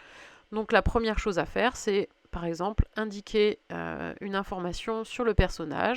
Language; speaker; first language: French; native; French